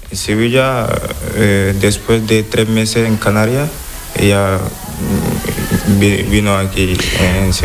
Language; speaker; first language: Spanish; non-native, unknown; Wolof